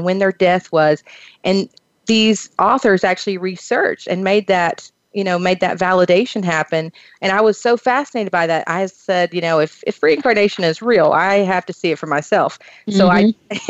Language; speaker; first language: English; native; English